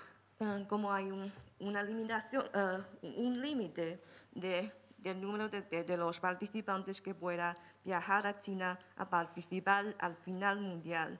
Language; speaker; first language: Spanish; non-native, fluent; Chinese